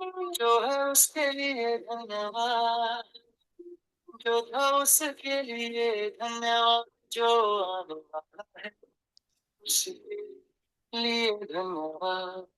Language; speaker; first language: Hindi; native; Hindi